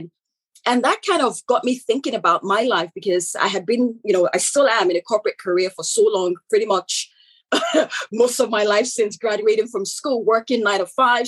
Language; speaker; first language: English; non-native, local second language; Yoruba